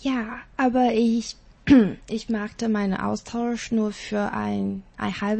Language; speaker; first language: German; non-native, learner; Chinese